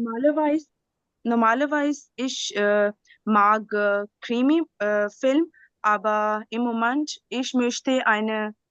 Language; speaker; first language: German; non-native, learner; Urdu